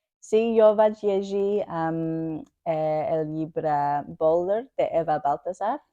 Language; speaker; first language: Catalan; non-native, learner; English